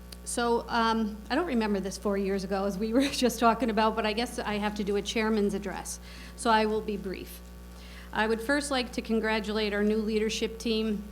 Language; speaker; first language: English; native; English